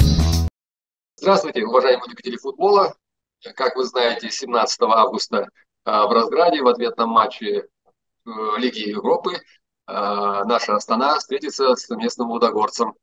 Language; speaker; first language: Russian; native; Russian